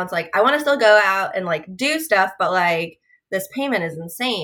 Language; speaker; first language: English; native; English